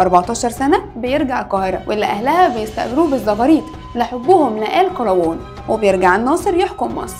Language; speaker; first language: Arabic; native; Arabic